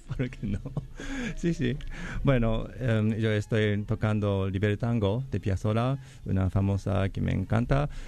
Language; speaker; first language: Spanish; non-native, learner; Japanese